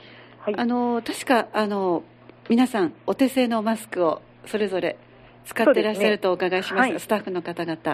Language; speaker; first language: Japanese; native; Japanese